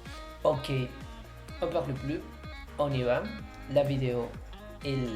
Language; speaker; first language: French; non-native, fluent; Spanish